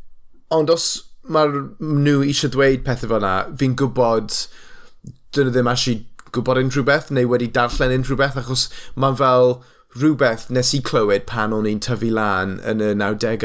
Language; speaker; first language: Welsh; non-native, local second language; English